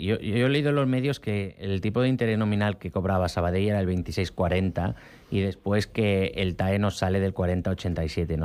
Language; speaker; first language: Spanish; non-native, local second language; Catalan